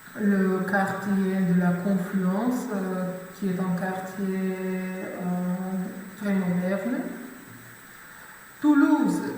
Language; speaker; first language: French; non-native, fluent; Macedonian